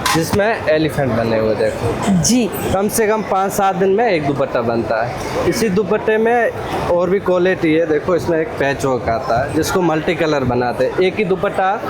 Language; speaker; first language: Hindi; native; Hindi